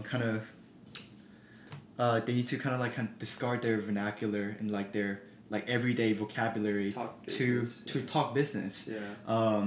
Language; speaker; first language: English; early bilingual, other home language; Korean